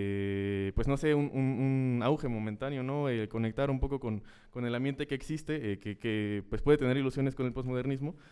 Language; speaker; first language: Spanish; native; Spanish